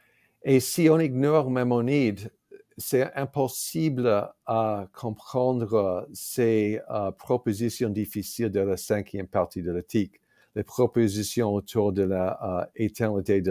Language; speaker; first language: French; non-native, fluent; English